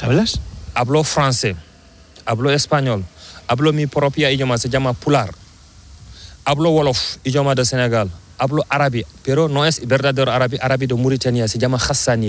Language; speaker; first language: Spanish; non-native, learner; Fula